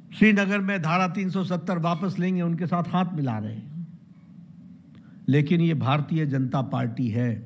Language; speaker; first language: Hindi; native; Hindi